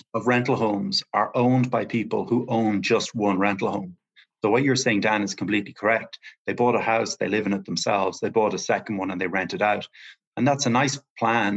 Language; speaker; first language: English; native; English